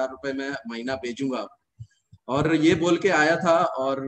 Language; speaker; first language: Hindi; non-native, local second language; Telugu